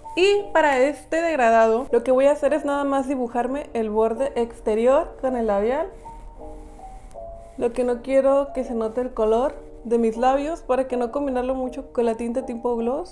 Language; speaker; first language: Spanish; native; Spanish